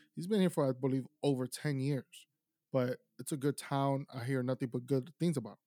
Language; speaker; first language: English; native; English